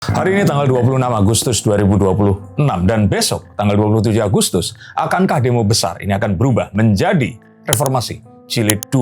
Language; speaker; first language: Indonesian; native; Indonesian